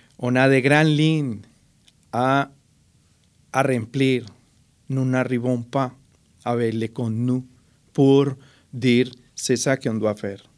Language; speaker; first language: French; non-native, fluent; Spanish